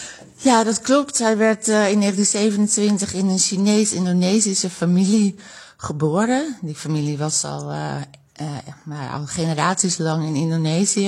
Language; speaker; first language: Dutch; native; Dutch